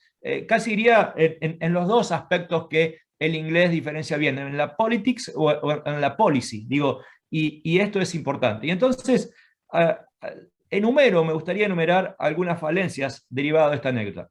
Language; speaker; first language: Spanish; native; Spanish